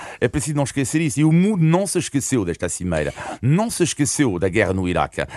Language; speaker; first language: Portuguese; non-native, fluent; French